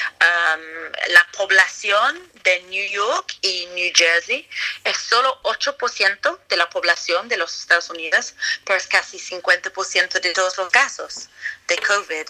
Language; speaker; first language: Spanish; non-native, fluent; English